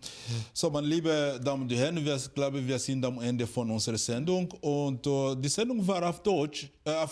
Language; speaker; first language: German; non-native, fluent; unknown